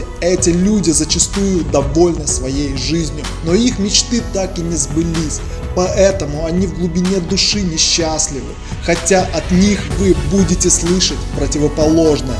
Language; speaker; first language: Russian; native; Russian